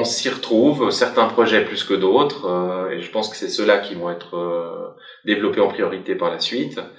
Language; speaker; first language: French; native; French